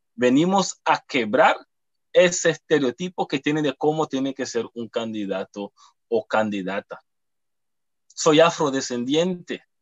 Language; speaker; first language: Spanish; native; Spanish